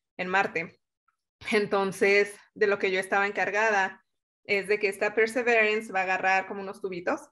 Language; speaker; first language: Spanish; native; Spanish